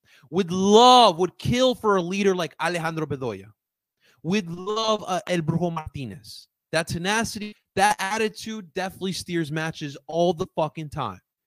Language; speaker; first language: English; early bilingual, other home language; Spanish